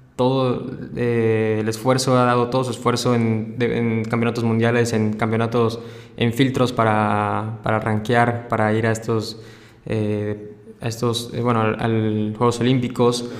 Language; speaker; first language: Spanish; native; Spanish